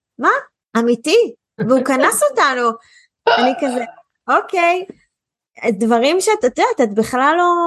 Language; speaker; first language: Hebrew; native; Hebrew